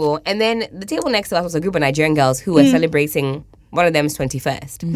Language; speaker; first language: English; native; English